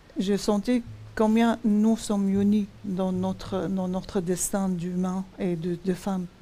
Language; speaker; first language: French; non-native, fluent; Arabic